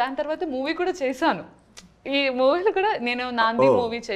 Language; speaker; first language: Telugu; non-native, learner; Malayalam